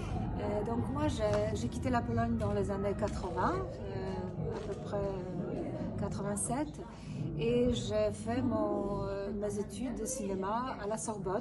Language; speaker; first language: French; non-native, fluent; Polish